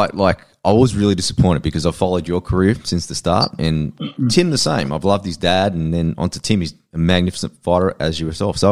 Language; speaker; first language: English; native; English